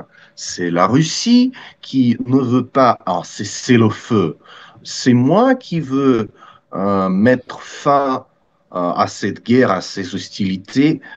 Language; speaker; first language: French; non-native, fluent; Russian